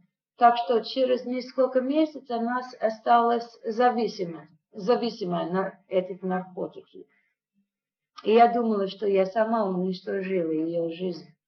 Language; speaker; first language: Russian; non-native, fluent; English